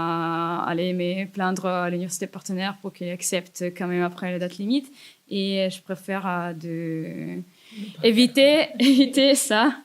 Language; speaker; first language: French; non-native, fluent; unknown